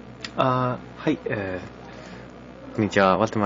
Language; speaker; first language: Japanese; non-native, learner; Icelandic